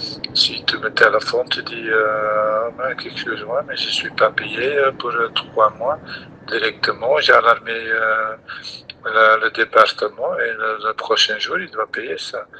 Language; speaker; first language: French; non-native, local second language; Dutch